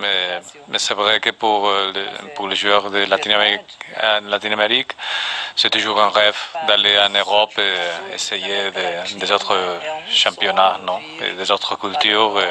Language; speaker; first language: French; non-native, fluent; Spanish